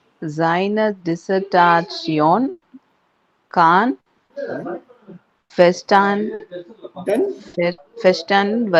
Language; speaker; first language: German; non-native, learner; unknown